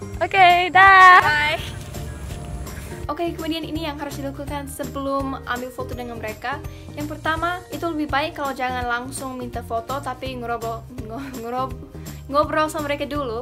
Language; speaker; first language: Indonesian; non-native, fluent; English